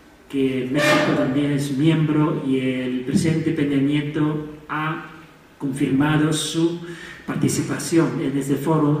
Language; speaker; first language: Spanish; non-native, fluent; Chinese